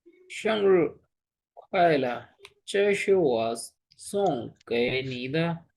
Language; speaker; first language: Chinese; non-native, learner; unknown